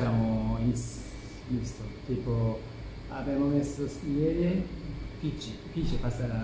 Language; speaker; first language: Italian; non-native, learner; Japanese